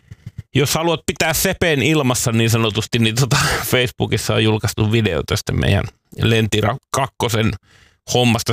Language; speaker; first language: Finnish; native; Finnish